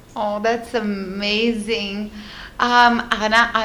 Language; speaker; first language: English; non-native, fluent; Portuguese